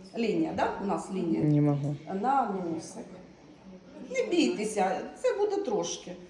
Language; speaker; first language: Ukrainian; non-native, local second language; Russian